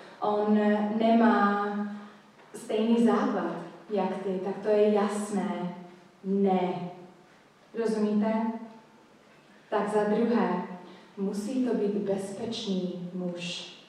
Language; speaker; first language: Czech; non-native, fluent; English